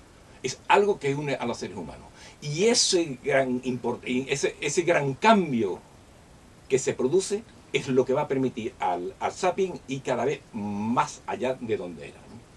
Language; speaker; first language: Spanish; native; Spanish